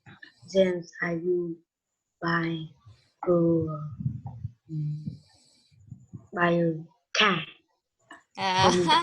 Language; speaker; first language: English; non-native, learner; Vietnamese